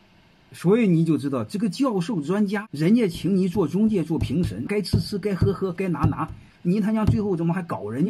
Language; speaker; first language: Chinese; native; Chinese